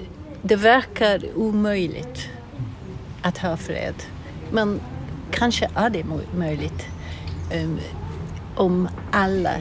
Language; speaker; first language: Swedish; non-native, fluent; English